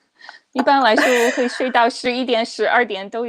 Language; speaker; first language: Chinese; non-native, fluent; English